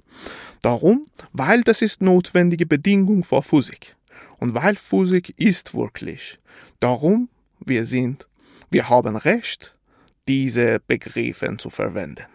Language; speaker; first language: German; non-native, fluent; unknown